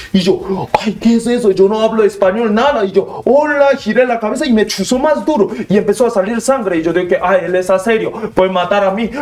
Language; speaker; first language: Spanish; non-native, learner; Korean